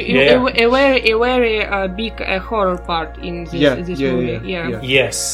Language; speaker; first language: English; non-native, learner; Russian